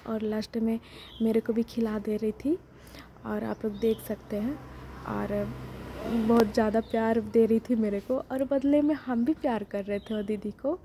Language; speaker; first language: Hindi; non-native, local second language; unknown